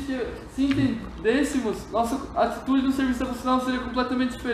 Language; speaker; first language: Portuguese; native; Portuguese